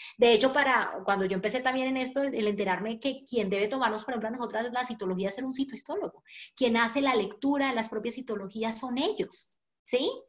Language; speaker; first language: Spanish; native; Spanish